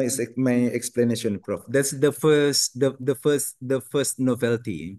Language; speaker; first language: English; non-native, learner; Indonesian